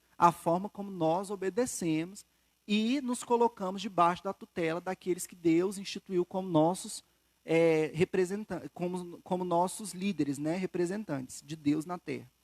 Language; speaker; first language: Portuguese; native; Portuguese